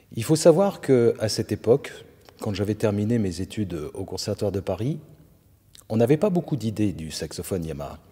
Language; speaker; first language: French; native; French